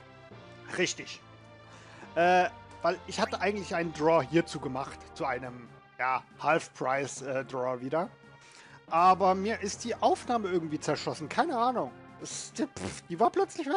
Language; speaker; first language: German; native; German